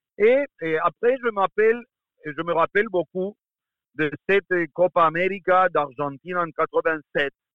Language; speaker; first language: French; non-native, fluent; Spanish